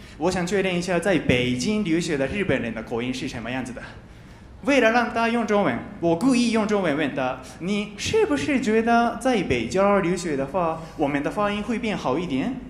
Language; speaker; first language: Chinese; non-native, fluent; Japanese